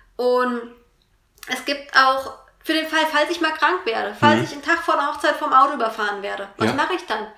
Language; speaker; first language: German; native; German